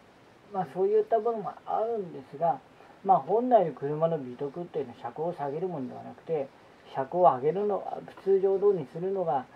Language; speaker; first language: Japanese; native; Japanese